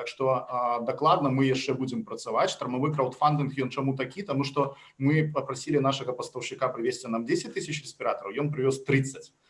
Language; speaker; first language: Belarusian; non-native, local second language; Russian